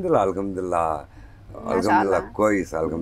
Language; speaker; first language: Arabic; non-native, learner; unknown